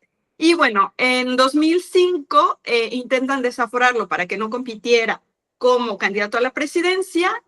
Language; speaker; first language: Spanish; native; Spanish